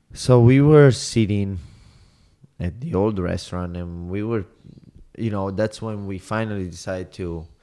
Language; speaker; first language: English; non-native, fluent; Italian